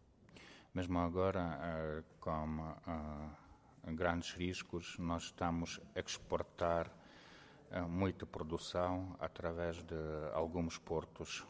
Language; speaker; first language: Portuguese; non-native, fluent; Ukrainian